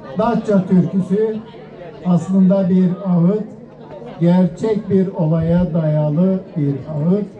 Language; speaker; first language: Turkish; native; Turkish